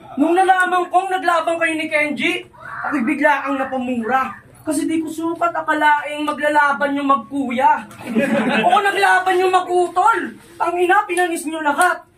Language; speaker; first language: Filipino; native; Filipino